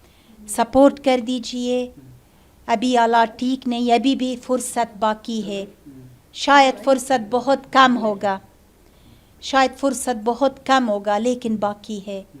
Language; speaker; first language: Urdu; non-native, learner; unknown